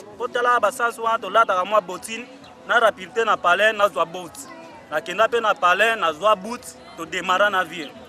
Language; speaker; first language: Lingala; non-native, local second language; Kongo